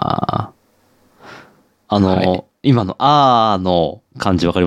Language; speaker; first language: Japanese; native; Japanese